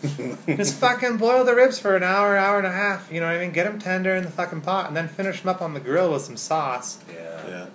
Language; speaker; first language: English; native; English